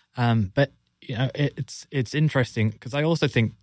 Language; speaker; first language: English; native; English